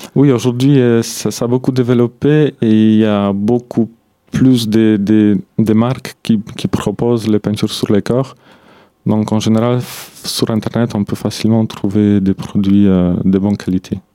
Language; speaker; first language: French; non-native, fluent; Polish